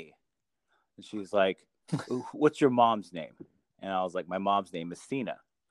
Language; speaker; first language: English; early bilingual, other home language; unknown